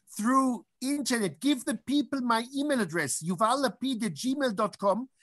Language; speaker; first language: English; non-native, fluent; Hebrew